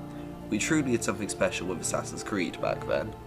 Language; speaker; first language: English; native; English